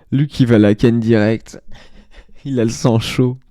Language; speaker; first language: French; native; French